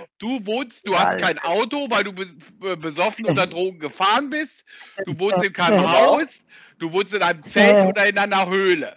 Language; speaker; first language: German; native; German